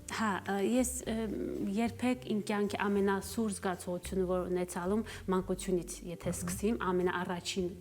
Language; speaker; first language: Armenian; native; Armenian